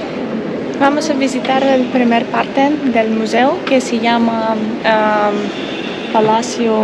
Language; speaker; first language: Spanish; non-native, learner; Russian